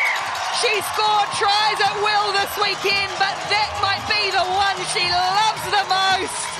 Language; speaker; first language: English; native; English